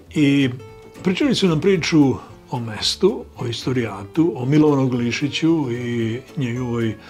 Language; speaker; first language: Bosnian; native; Bosnian